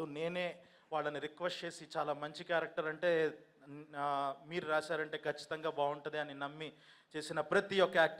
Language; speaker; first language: Telugu; native; Telugu